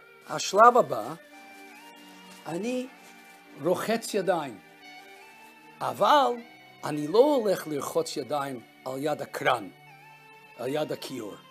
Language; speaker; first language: Hebrew; non-native, fluent; Russian